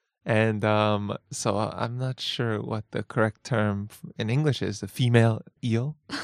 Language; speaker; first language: English; native; English